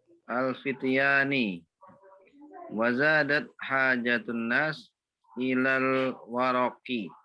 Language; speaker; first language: Arabic; non-native, learner; Indonesian